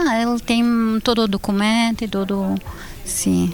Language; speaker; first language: Portuguese; non-native, learner; Hebrew